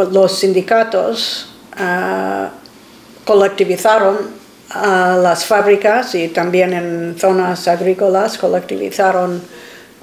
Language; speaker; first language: Spanish; non-native, fluent; English